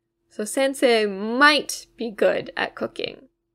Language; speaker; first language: English; native; English